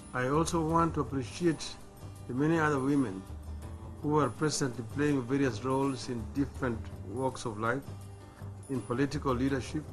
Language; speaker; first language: English; non-native, local second language; Luo (Kenya and Tanzania)